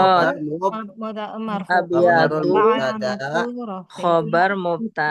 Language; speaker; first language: Arabic; non-native, learner; Indonesian